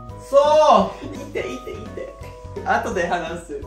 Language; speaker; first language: Japanese; non-native, learner; English